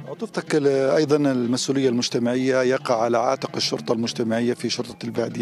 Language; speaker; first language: Arabic; native; Arabic